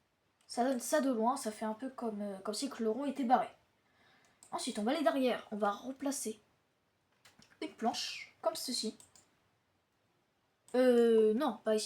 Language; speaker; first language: French; native; French